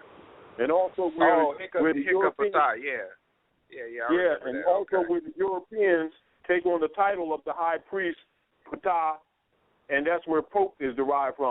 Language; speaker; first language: English; native; English